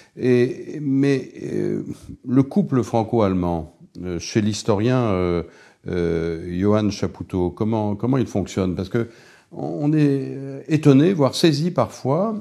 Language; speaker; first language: French; native; French